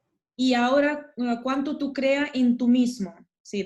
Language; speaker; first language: Spanish; non-native, learner; Russian